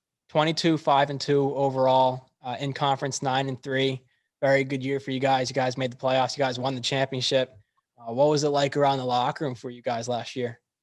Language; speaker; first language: English; native; English